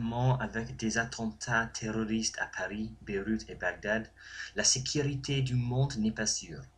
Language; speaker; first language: French; non-native, learner; English